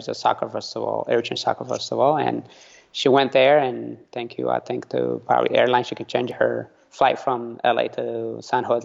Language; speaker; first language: English; early bilingual, other home language; Tigrinya